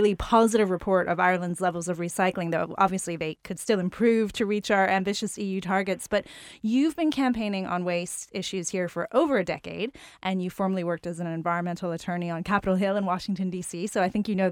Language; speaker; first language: English; native; English